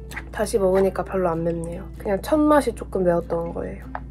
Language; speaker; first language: Korean; native; Korean